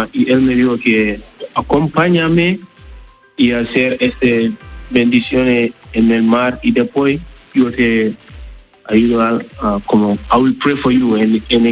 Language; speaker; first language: Spanish; non-native, learner; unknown